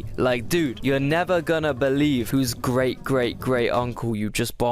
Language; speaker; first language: English; native; English